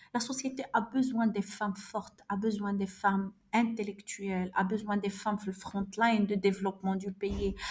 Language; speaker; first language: French; non-native, local second language; Arabic